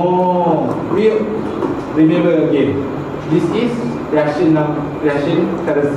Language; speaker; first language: English; non-native, fluent; Malay